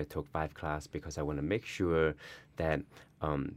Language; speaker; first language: English; non-native, learner; Chinese